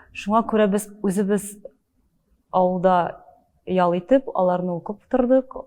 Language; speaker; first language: Tatar; early bilingual, heritage; Tatar